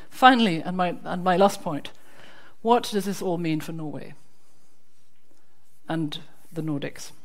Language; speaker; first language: English; non-native, fluent; German